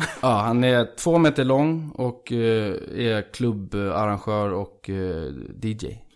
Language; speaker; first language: Swedish; early bilingual, other home language; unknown